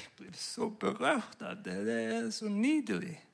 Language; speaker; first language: Norwegian; non-native, fluent; English